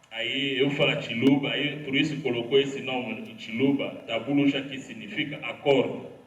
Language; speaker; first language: Portuguese; non-native, learner; Lingala